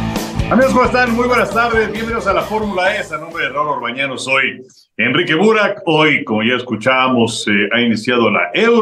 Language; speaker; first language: Spanish; native; Spanish